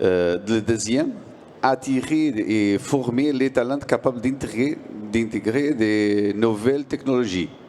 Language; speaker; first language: French; non-native, learner; Portuguese